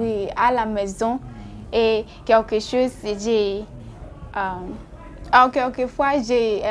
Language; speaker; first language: French; non-native, learner; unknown